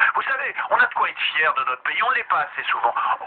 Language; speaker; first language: French; native; French